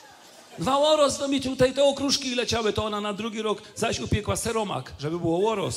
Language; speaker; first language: Polish; native; Polish